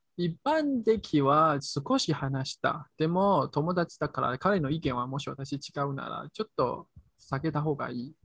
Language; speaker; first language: Japanese; non-native, learner; Chinese